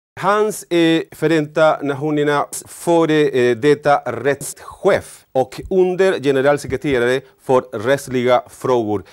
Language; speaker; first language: Swedish; non-native, learner; Spanish